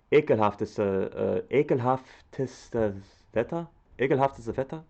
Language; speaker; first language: German; non-native, learner; English